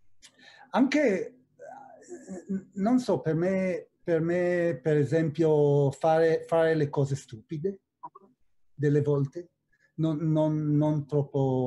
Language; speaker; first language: Italian; non-native, fluent; Hebrew